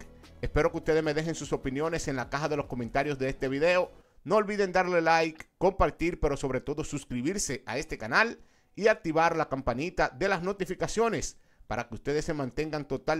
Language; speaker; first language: Spanish; native; Spanish